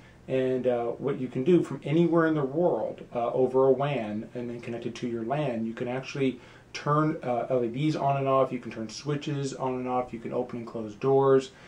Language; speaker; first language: English; native; English